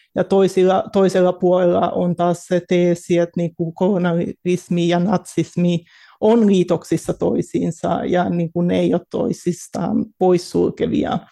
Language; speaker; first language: Finnish; early bilingual, heritage; Finnish